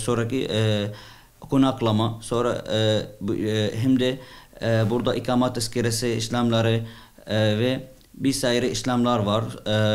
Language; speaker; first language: Turkish; non-native, fluent; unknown